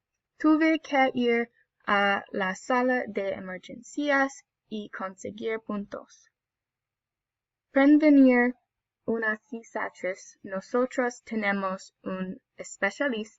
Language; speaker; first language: Spanish; non-native, learner; English